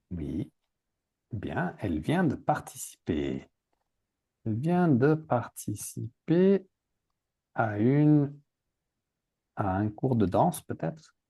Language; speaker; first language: French; native; French